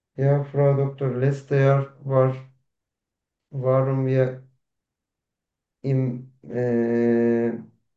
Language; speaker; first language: German; non-native, learner; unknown